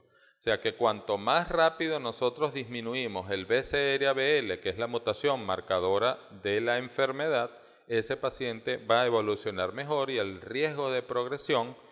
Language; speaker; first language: Spanish; native; Spanish